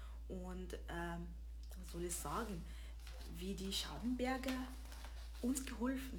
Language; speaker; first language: German; early bilingual, other home language; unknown